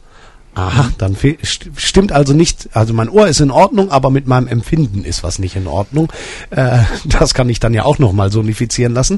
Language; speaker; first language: German; native; German